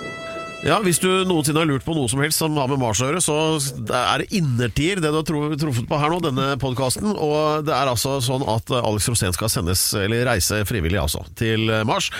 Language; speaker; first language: Norwegian; native; Norwegian